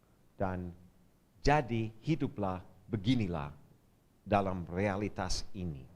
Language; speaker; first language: Indonesian; non-native, fluent; English